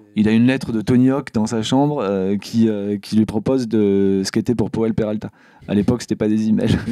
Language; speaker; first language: French; native; French